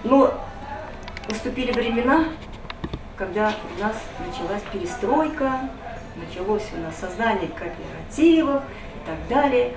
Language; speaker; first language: Russian; native; Russian